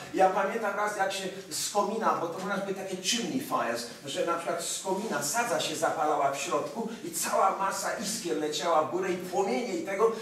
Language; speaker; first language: Polish; early bilingual, heritage; Polish